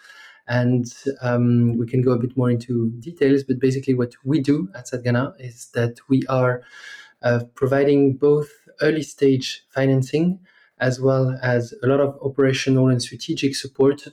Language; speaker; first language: English; non-native, fluent; French